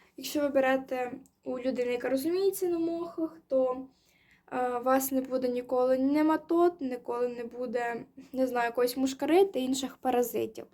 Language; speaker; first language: Ukrainian; non-native, local second language; Russian